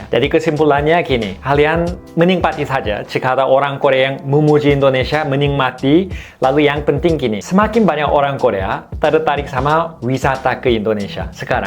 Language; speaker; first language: Indonesian; non-native, fluent; Korean